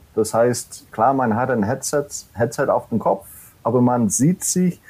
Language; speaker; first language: German; non-native, fluent; English